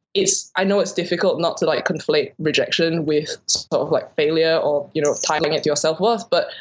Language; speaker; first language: English; native; English